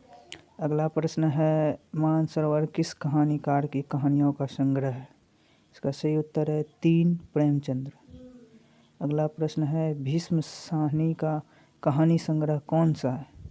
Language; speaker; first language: Hindi; native; Hindi